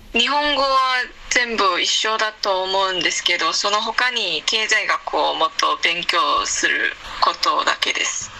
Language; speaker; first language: Japanese; non-native, fluent; Korean